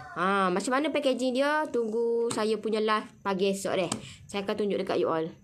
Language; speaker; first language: Malay; native; Malay